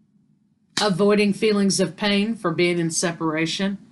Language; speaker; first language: English; native; English